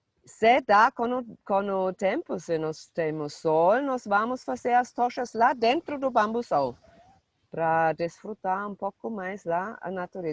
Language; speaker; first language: Portuguese; non-native, fluent; German